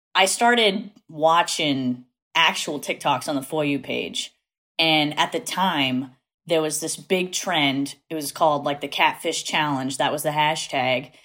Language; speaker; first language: English; native; English